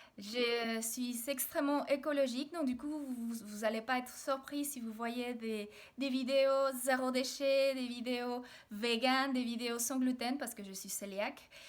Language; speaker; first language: French; non-native, fluent; Spanish